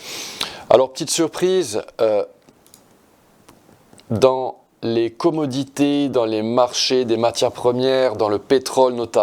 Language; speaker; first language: French; native; French